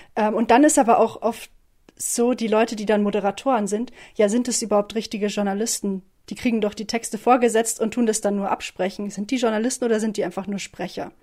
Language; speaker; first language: German; native; German